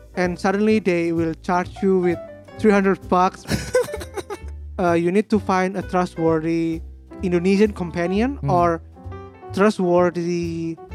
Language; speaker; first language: English; non-native, fluent; Indonesian